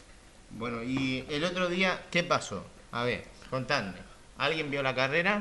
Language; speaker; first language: Spanish; native; Spanish